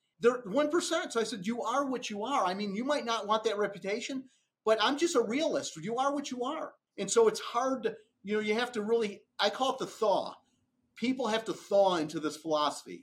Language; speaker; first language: English; native; English